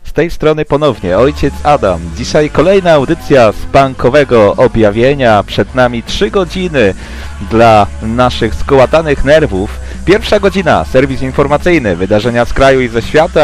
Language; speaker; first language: Polish; native; Polish